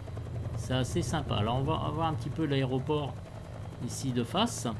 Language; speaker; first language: French; native; French